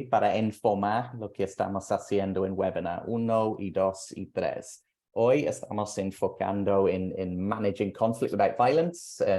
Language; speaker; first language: Spanish; non-native, fluent; English